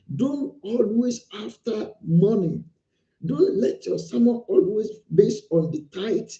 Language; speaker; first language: English; non-native, local second language; Yoruba